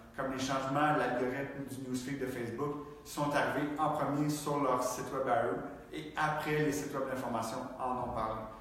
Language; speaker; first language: French; native; French